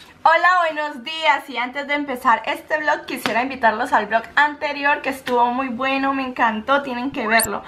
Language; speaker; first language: Spanish; native; Spanish